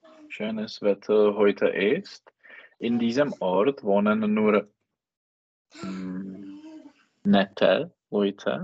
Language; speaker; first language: German; non-native, learner; Czech